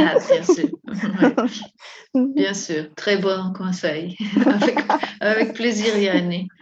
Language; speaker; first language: French; non-native, fluent; Spanish